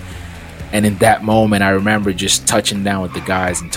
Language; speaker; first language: English; non-native, local second language; Yoruba